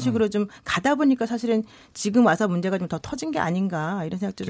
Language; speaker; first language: Korean; native; Korean